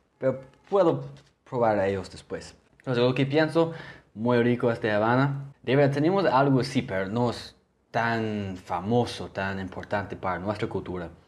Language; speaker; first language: Spanish; non-native, learner; English